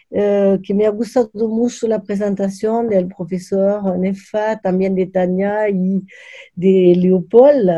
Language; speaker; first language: Spanish; non-native, learner; French